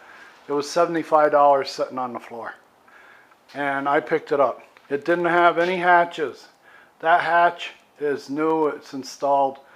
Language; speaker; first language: English; native; English